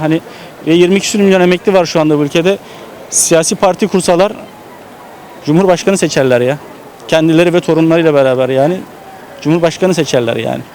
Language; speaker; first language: Turkish; native; Turkish